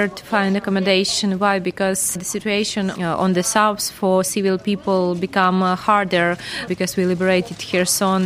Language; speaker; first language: English; non-native, fluent; Ukrainian